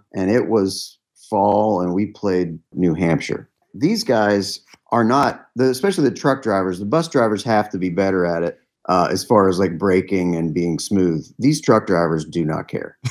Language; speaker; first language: English; native; English